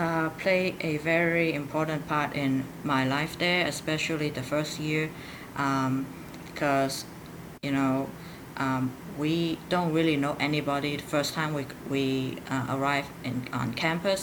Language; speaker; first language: English; non-native, local second language; Cantonese